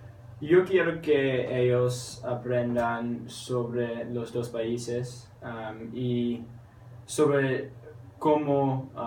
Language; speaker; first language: Spanish; non-native, learner; English